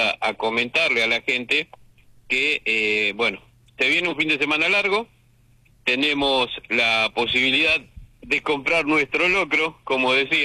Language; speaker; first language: Spanish; native; Spanish